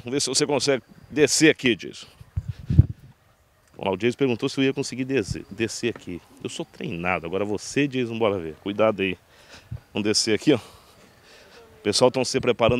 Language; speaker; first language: Portuguese; native; Portuguese